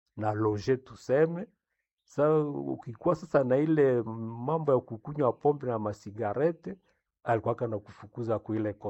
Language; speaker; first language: Swahili; non-native, local second language; Nande